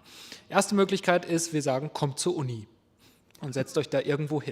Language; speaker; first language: German; native; German